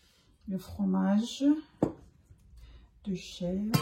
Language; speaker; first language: French; non-native, local second language; Arabic